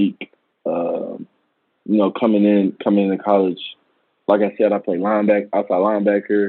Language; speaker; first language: English; native; English